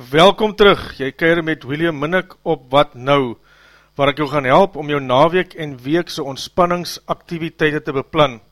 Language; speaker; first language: Afrikaans; native; Afrikaans